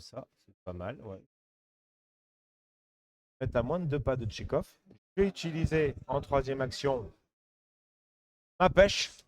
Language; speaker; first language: French; native; French